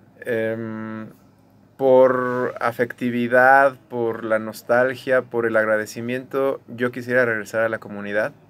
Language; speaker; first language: Spanish; native; Spanish